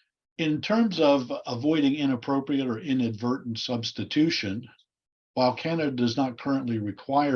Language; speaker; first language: English; native; English